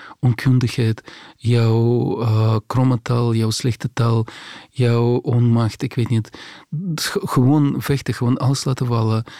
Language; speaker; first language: Dutch; non-native, fluent; Russian